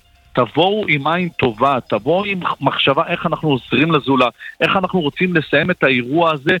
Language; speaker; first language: Hebrew; native; Hebrew